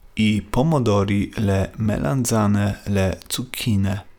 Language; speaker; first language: Italian; non-native, fluent; Polish